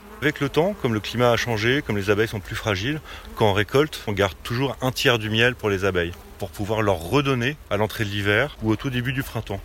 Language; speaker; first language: French; native; French